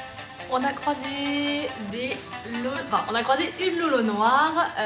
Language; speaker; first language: French; native; French